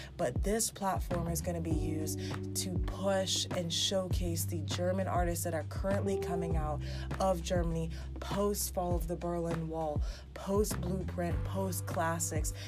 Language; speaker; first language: English; early bilingual, heritage; English